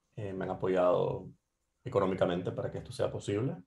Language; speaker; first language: Spanish; native; Spanish